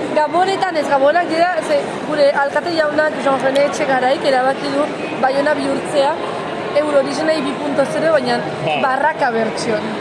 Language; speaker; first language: Basque; non-native, local second language; Spanish